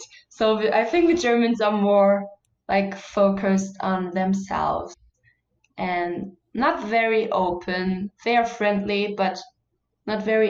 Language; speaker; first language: English; non-native, fluent; German